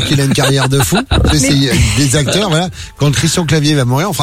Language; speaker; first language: French; native; French